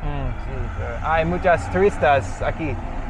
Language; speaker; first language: Spanish; non-native, learner; English